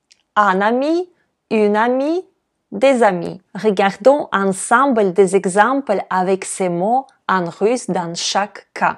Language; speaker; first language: French; non-native, fluent; Russian